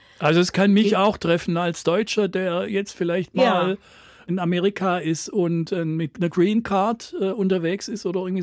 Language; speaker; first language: German; native; German